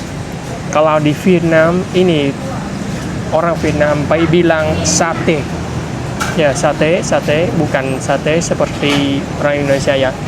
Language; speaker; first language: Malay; non-native, fluent; Vietnamese